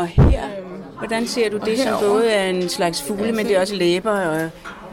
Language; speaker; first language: Danish; native; Danish